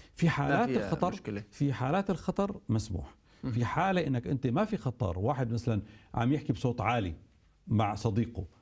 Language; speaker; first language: Arabic; native; Arabic